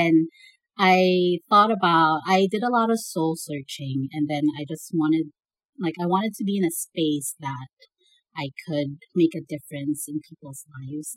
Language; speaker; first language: English; non-native, local second language; Bikol